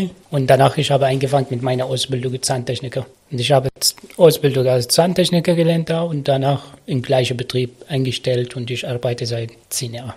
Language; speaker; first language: German; non-native, learner; Arabic